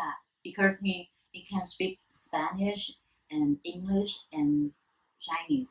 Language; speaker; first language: English; non-native, learner; Vietnamese